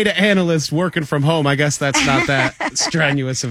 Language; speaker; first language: English; native; English